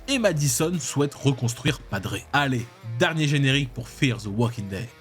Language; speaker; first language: French; native; French